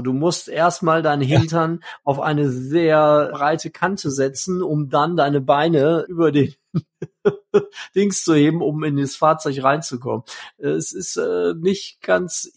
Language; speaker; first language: German; native; German